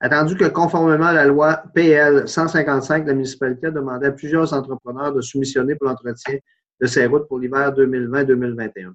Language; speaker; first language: French; native; French